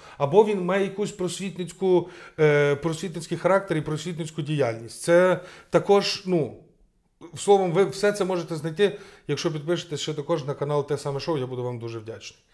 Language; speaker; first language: Ukrainian; native; Ukrainian